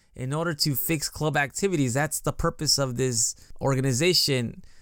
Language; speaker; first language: English; native; English